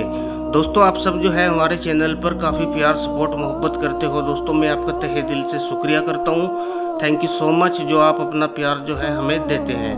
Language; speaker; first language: Hindi; native; Hindi